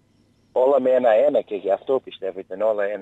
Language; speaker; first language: Greek; non-native, learner; Portuguese